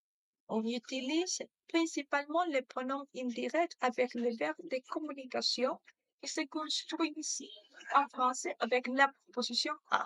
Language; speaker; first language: French; non-native, learner; Spanish